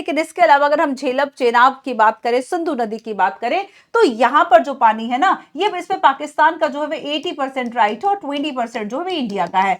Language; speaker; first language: Hindi; native; Hindi